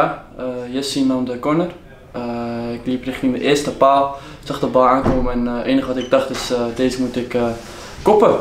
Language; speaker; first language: Dutch; native; Dutch